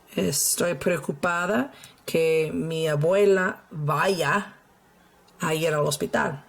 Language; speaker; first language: Spanish; non-native, fluent; English